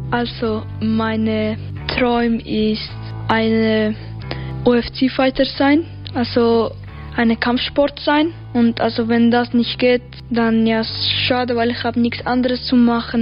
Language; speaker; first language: German; early bilingual, other home language; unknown